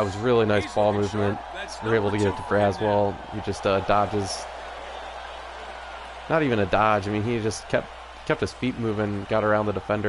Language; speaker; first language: English; native; English